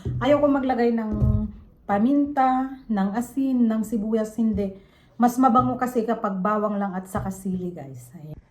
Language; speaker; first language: Filipino; non-native, local second language; Iloko